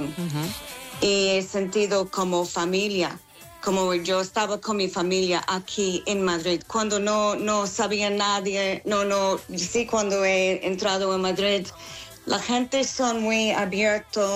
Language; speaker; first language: Spanish; non-native, learner; English